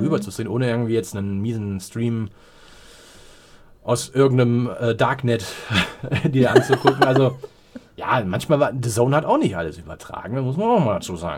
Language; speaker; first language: German; native; German